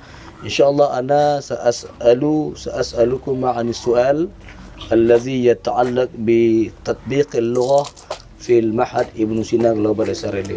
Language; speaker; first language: Arabic; non-native, fluent; Indonesian